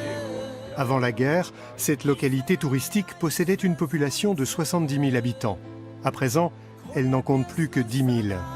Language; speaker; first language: French; native; French